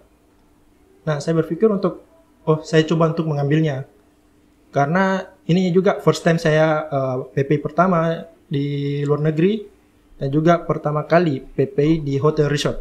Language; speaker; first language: Indonesian; native; Indonesian